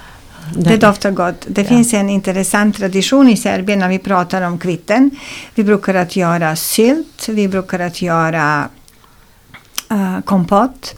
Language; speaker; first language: Swedish; non-native, fluent; Serbian